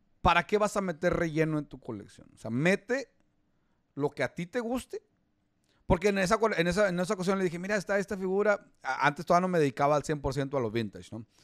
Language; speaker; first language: Spanish; early bilingual, heritage; Spanish